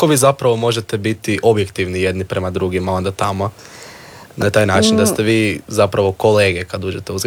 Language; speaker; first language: Serbian; native; Serbian